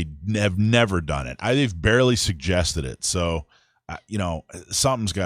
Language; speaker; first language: English; native; English